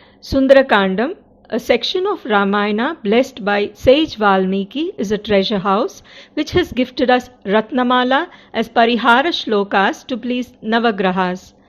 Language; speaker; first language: English; non-native, local second language; Tamil